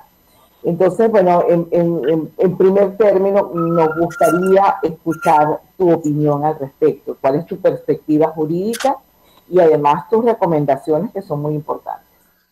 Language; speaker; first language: Spanish; native; Spanish